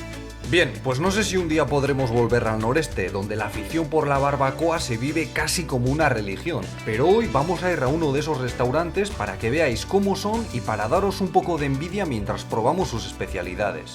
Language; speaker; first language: Spanish; native; Spanish